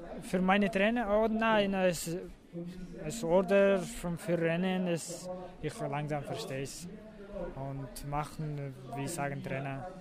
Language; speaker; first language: German; non-native, learner; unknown